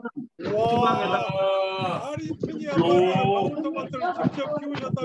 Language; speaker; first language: Korean; native; Korean